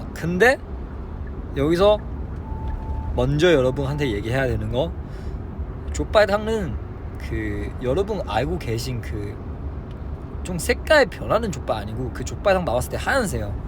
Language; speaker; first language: Korean; non-native, fluent; Chinese